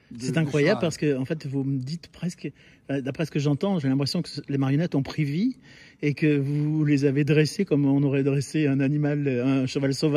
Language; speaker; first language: French; native; French